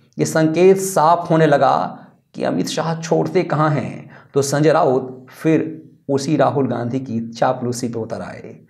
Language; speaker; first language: Hindi; native; Hindi